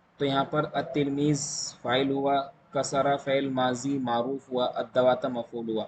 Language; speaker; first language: Urdu; native; Urdu